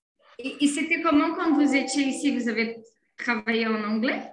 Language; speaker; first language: French; non-native, fluent; Portuguese